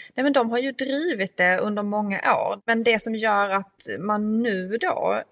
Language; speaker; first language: Swedish; native; Swedish